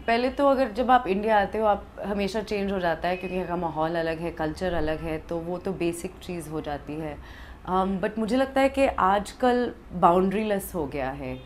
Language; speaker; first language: Hindi; early bilingual, other home language; English